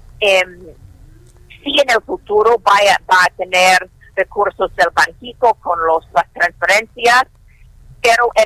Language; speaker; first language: Spanish; non-native, fluent; English